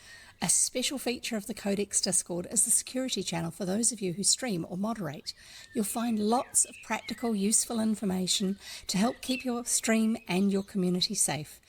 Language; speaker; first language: English; native; English